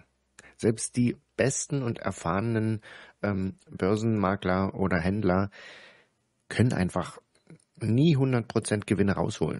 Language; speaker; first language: German; native; German